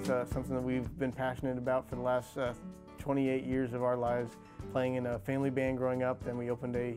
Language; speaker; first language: English; native; English